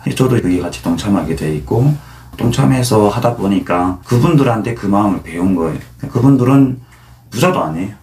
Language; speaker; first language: Korean; native; Korean